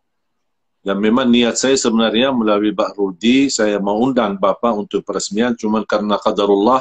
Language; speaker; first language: Indonesian; non-native, fluent; Arabic